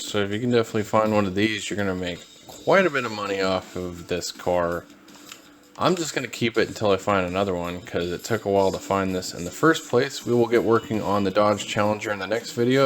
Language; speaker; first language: English; native; English